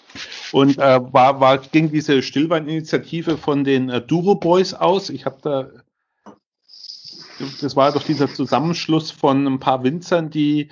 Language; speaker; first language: German; native; German